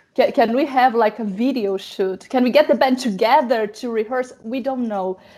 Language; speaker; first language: English; non-native, fluent; Portuguese